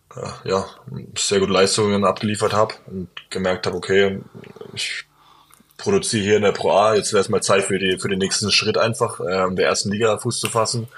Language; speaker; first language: German; native; German